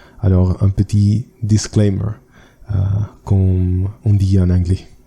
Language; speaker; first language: French; non-native, learner; Spanish